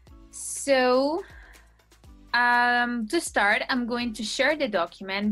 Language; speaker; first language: English; non-native, fluent; Spanish